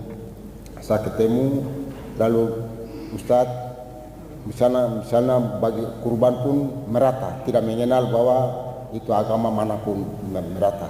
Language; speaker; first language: Indonesian; non-native, local second language; Tetum